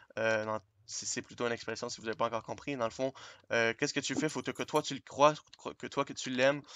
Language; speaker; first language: French; native; French